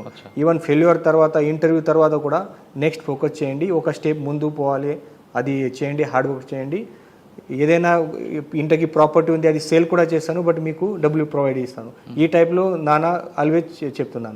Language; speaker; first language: Telugu; non-native, learner; Marathi